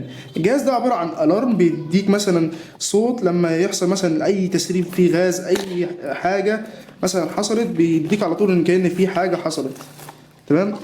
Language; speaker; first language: Arabic; native; Arabic